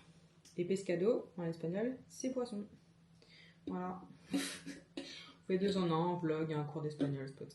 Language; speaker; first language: French; native; French